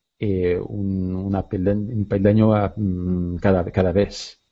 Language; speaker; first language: Spanish; non-native, learner; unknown